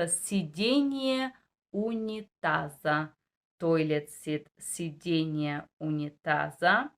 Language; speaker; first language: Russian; non-native, learner; Bulgarian